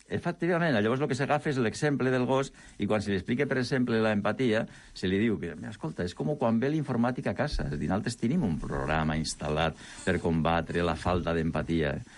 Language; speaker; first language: Catalan; non-native, local second language; Spanish